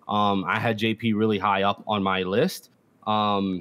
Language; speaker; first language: English; native; English